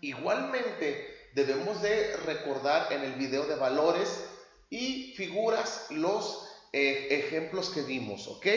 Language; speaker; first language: Spanish; native; Spanish